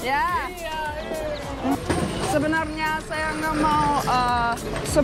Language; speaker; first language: Indonesian; non-native, learner; German